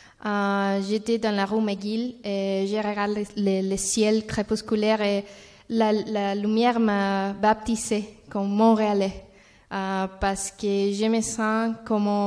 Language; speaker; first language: French; non-native, learner; Spanish